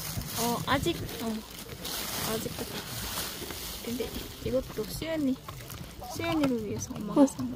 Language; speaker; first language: Korean; non-native, fluent; Filipino